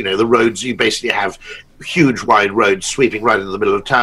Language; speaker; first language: English; native; English